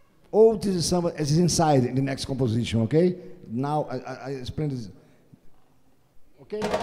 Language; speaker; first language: English; non-native, learner; Portuguese